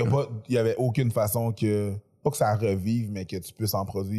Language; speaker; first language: French; native; French